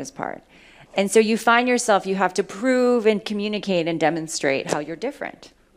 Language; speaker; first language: English; early bilingual, other home language; Vietnamese